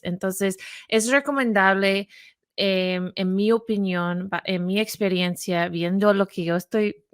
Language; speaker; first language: Spanish; non-native, fluent; English